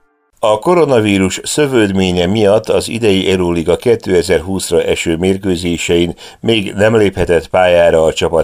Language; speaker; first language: Hungarian; native; Hungarian